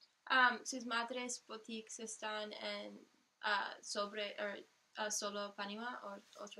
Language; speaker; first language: Spanish; non-native, learner; English